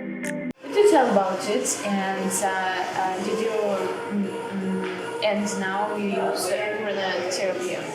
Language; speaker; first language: English; non-native, learner; Russian